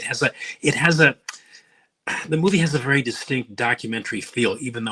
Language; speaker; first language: English; native; English